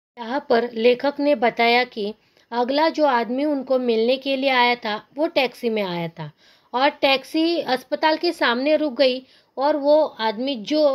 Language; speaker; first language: Hindi; non-native, local second language; Marathi